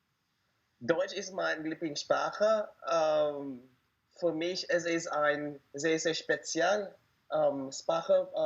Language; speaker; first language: German; non-native, learner; Thai